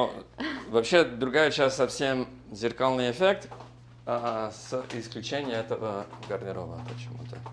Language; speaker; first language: Russian; non-native, learner; English